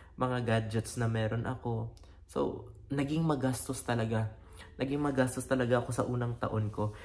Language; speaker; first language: Filipino; native; Filipino